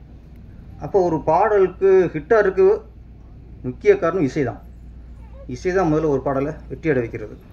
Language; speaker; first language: Tamil; native; Tamil